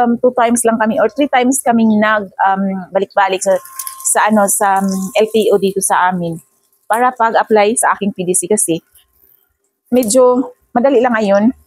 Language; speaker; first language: Filipino; non-native, local second language; Cebuano